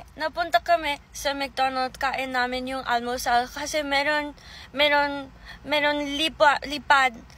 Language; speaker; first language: Filipino; early bilingual, heritage; English